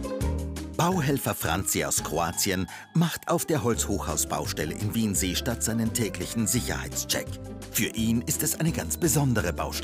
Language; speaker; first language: German; native; German